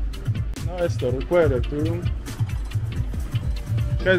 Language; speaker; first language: Spanish; non-native, learner; English